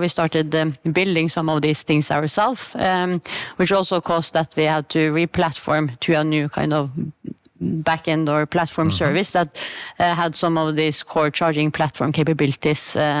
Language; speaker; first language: English; non-native, fluent; Norwegian